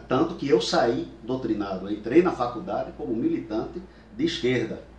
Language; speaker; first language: Portuguese; native; Portuguese